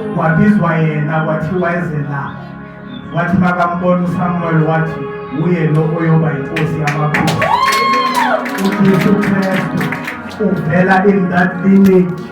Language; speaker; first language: Zulu; native; Zulu